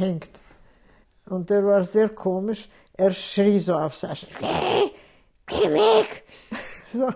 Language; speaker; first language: German; non-native, fluent; Russian